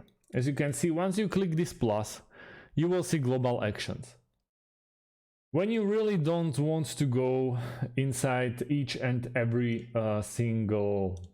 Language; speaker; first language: English; non-native, fluent; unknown